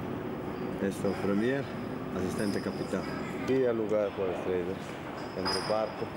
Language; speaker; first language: Portuguese; non-native, learner; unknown